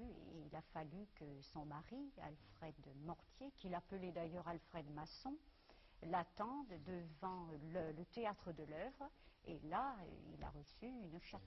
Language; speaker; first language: French; native; French